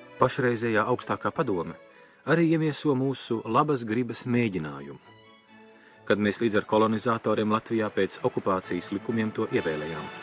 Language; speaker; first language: Latvian; native; Latvian